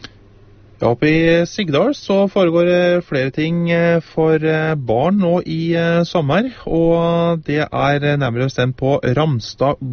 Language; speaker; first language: Norwegian; native; Norwegian